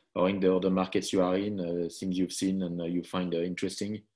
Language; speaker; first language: English; non-native, fluent; French